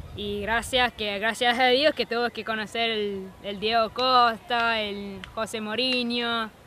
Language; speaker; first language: Spanish; non-native, fluent; English